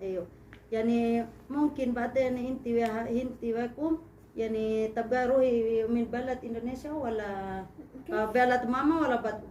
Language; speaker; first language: Arabic; non-native, learner; Indonesian